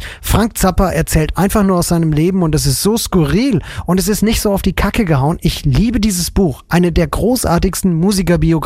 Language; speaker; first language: German; native; German